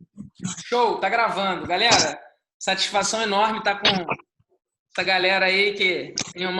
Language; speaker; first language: Portuguese; native; Portuguese